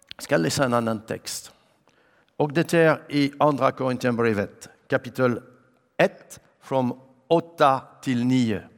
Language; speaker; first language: Swedish; non-native, fluent; French